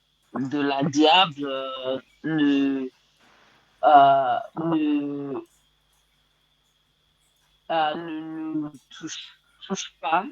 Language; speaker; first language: French; non-native, learner; English